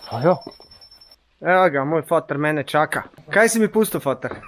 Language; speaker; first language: Slovenian; early bilingual, other home language; Bosnian